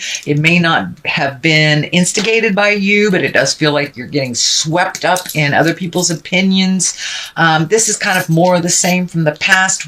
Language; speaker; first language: English; native; English